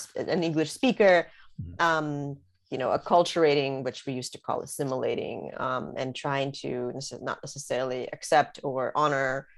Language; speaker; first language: English; early bilingual, other home language; Russian